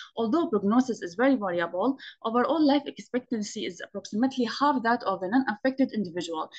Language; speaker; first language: English; non-native, fluent; Arabic